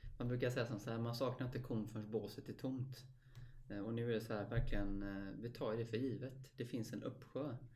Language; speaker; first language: Swedish; native; Swedish